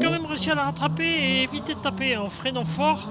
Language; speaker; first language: French; native; French